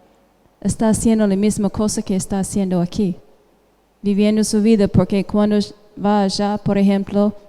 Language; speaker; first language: Spanish; non-native, fluent; English